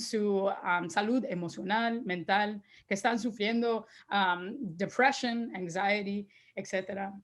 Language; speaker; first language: Spanish; early bilingual, heritage; Spanish